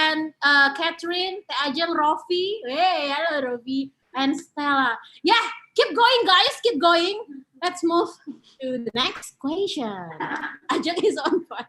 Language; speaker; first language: English; non-native, fluent; Indonesian